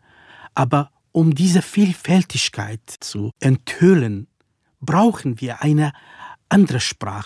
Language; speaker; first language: German; non-native, fluent; Kurdish